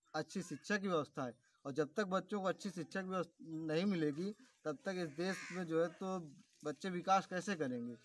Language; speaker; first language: Hindi; native; Hindi